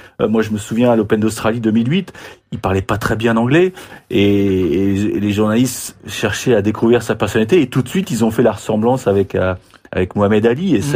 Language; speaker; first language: French; native; French